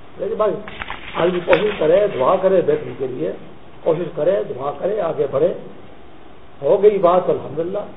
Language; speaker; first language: Urdu; non-native, local second language; Pashto